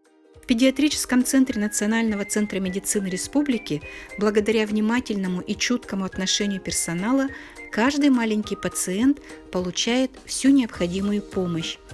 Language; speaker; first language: Russian; native; Russian